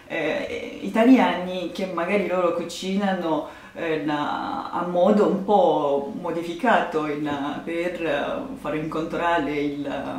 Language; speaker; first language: Italian; non-native, fluent; Japanese